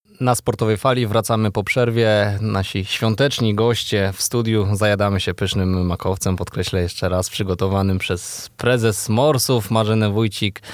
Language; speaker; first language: Polish; native; Polish